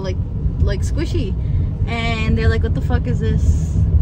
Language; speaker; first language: English; early bilingual, other home language; Spanish